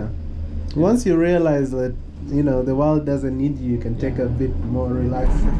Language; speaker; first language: English; non-native, local second language; Swahili